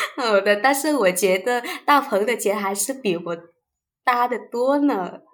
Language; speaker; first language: Chinese; non-native, fluent; Vietnamese